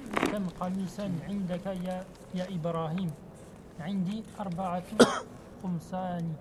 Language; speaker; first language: Arabic; non-native, learner; French